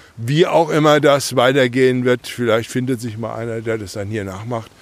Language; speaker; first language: German; native; German